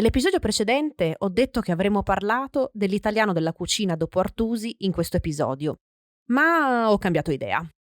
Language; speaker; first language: Italian; native; Italian